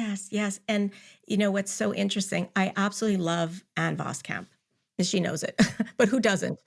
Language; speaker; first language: English; native; English